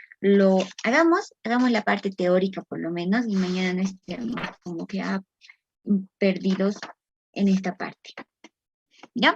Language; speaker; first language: Spanish; native; Spanish